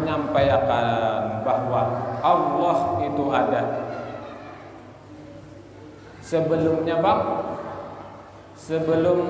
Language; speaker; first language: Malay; non-native, local second language; Banjar